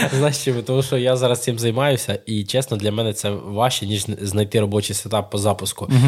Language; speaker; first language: Ukrainian; non-native, local second language; Russian